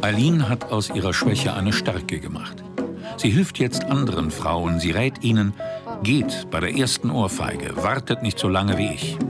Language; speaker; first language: German; native; German